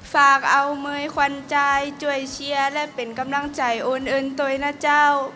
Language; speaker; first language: Thai; native; Thai